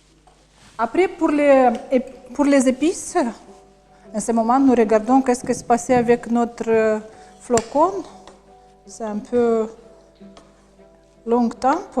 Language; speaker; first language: French; non-native, learner; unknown